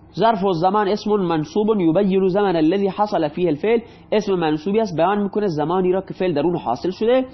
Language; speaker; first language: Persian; non-native, local second language; Baluchi